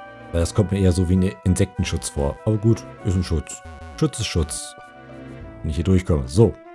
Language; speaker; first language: German; native; German